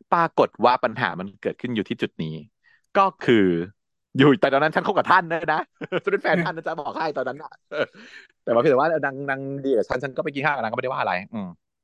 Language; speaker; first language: Thai; native; Thai